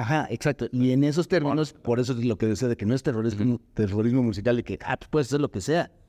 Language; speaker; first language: Spanish; native; Spanish